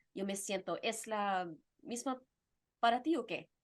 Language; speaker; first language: Spanish; non-native, fluent; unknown